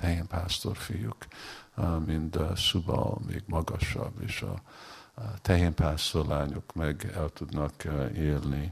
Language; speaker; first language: Hungarian; early bilingual, heritage; Hungarian